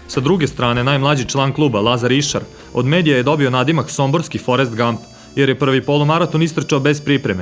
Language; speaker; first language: Serbian; native; Serbian